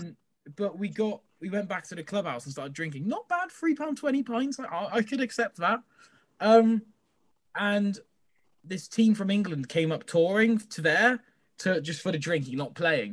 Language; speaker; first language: English; native; English